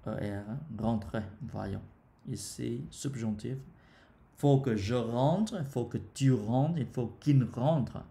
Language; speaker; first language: French; non-native, fluent; Vietnamese